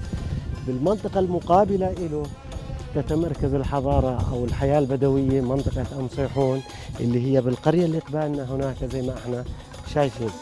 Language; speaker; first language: Arabic; native; Arabic